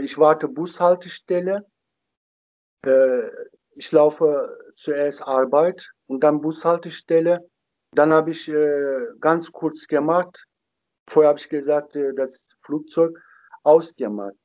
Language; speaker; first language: German; non-native, learner; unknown